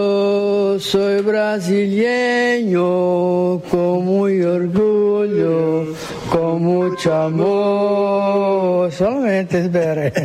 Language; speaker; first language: Spanish; non-native, learner; Portuguese